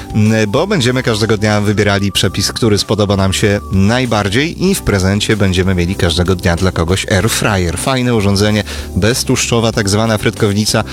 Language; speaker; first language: Polish; native; Polish